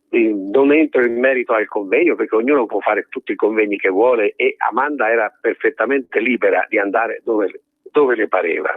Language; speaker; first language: Italian; native; Italian